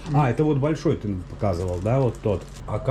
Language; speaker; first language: Russian; native; Russian